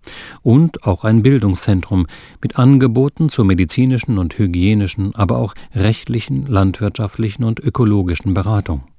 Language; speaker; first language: German; native; German